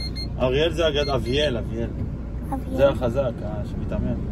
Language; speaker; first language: Hebrew; native; Hebrew